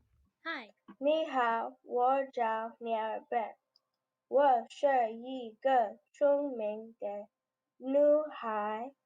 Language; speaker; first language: Chinese; non-native, learner; English